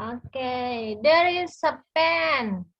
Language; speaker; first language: English; non-native, learner; Indonesian